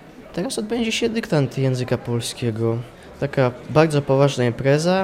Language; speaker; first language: Polish; non-native, local second language; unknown